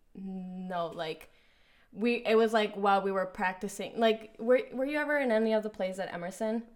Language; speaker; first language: English; early bilingual, other home language; Spanish